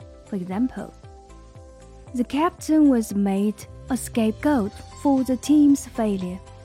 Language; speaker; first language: English; non-native, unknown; Chinese